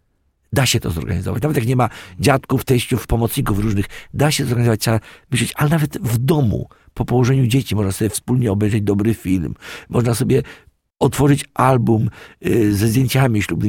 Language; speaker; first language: Polish; native; Polish